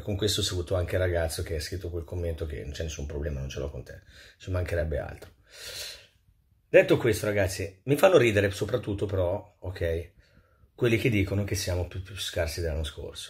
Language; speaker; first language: Italian; native; Italian